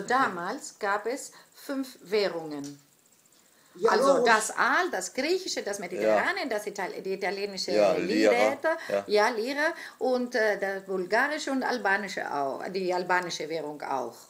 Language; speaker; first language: German; non-native, fluent; Greek